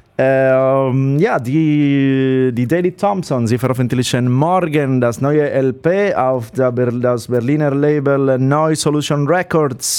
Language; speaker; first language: German; non-native, learner; Italian